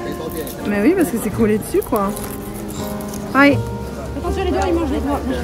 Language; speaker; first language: French; native; French